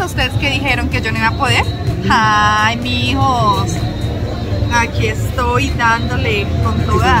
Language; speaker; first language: Spanish; native; Spanish